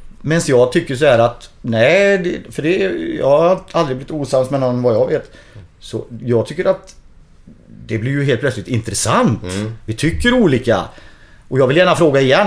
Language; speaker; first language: Swedish; native; Swedish